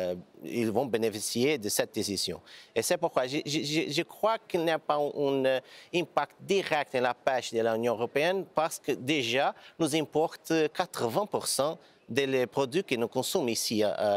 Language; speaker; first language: French; non-native, fluent; Portuguese